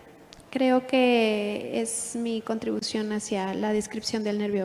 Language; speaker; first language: Spanish; native; Spanish